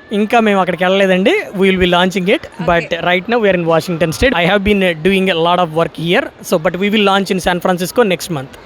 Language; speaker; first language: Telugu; native; Telugu